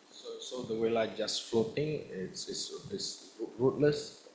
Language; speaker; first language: English; non-native, learner; Indonesian